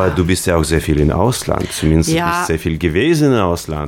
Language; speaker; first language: German; native; German